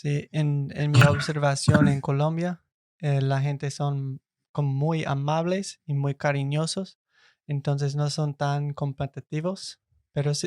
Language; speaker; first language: Spanish; non-native, fluent; English